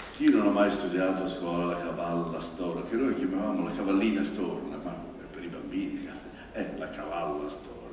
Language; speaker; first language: Italian; non-native, local second language; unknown